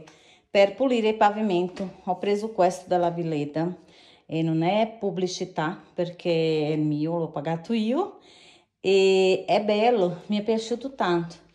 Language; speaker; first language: Italian; non-native, fluent; Portuguese